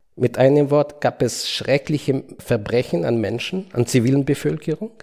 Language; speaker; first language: German; non-native, fluent; Ukrainian